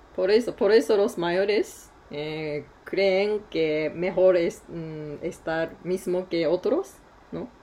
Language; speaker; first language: Spanish; non-native, learner; Japanese